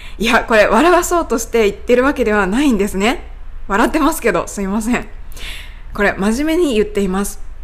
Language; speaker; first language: Japanese; native; Japanese